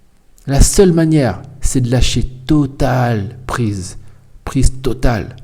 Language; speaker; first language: French; native; French